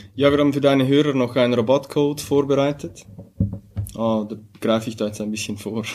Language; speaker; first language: German; native; German